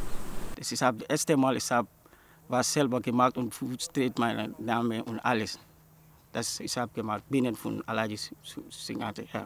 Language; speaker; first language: German; non-native, learner; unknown